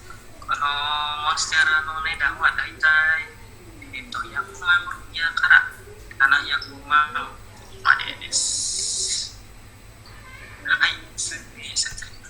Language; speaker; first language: Japanese; non-native, learner; Indonesian